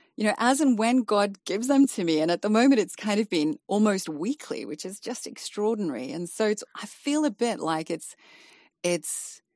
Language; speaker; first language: English; native; English